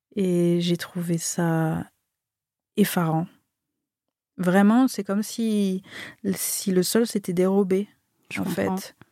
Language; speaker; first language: French; native; French